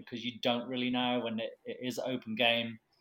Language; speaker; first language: English; native; English